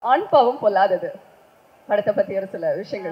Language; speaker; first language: Tamil; native; Tamil